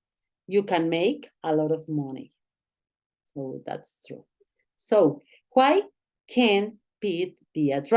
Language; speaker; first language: English; non-native, learner; Spanish